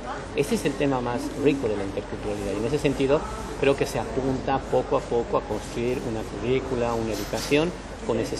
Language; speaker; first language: Spanish; native; Spanish